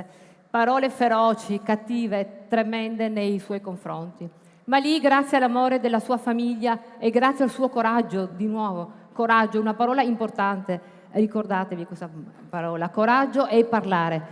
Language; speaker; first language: Italian; native; Italian